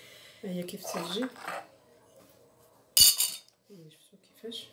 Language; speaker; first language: Arabic; native; Arabic